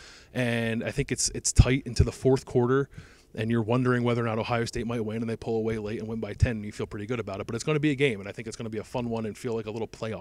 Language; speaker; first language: English; native; English